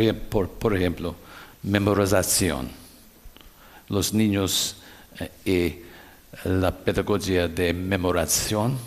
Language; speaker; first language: Spanish; non-native, learner; English